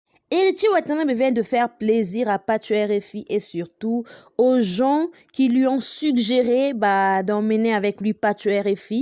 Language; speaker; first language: French; non-native, local second language; Lingala